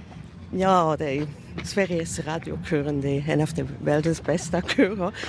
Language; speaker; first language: Swedish; non-native, fluent; German